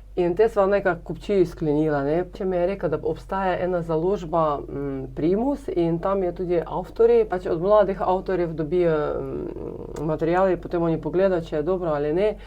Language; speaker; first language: Slovenian; non-native, fluent; Ukrainian